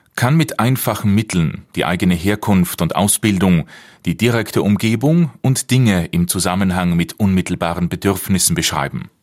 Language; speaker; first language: German; native; German